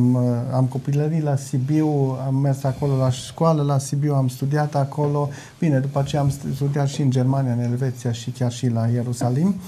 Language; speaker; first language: Romanian; non-native, local second language; German